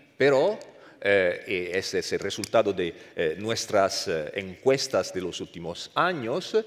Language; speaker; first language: Spanish; non-native, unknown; Italian